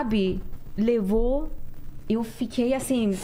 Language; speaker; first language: Portuguese; non-native, learner; Persian